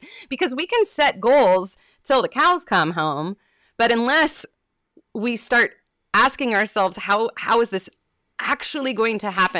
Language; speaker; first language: English; native; English